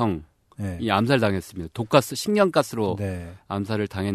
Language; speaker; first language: Korean; native; Korean